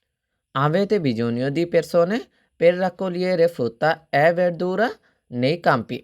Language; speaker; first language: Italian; non-native, fluent; Bangla